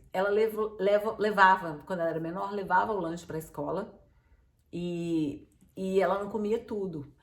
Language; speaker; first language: Portuguese; native; Portuguese